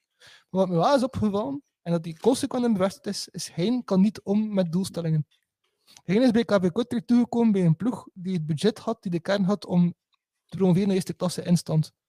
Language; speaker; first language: Dutch; native; Dutch